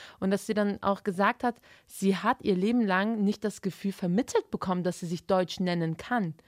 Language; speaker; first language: German; early bilingual, other home language; Turkish